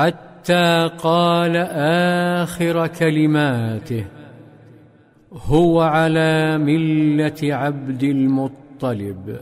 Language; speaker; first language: Arabic; native; Arabic